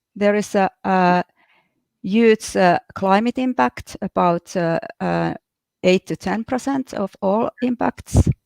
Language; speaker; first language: English; non-native, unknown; Finnish